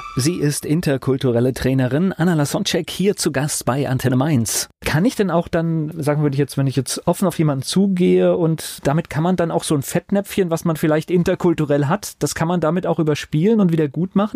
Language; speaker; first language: German; native; German